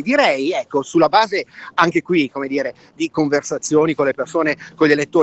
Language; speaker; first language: Italian; native; Italian